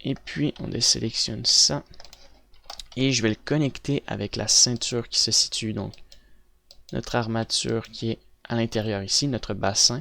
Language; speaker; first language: French; native; French